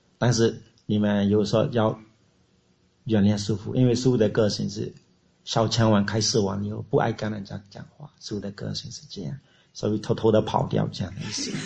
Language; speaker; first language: Chinese; non-native, learner; Burmese